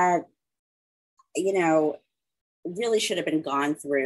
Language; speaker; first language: English; native; English